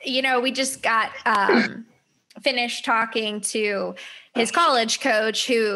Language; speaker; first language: English; native; English